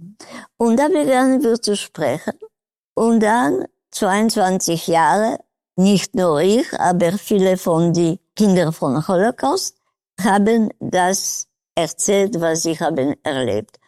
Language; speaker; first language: German; non-native, learner; Polish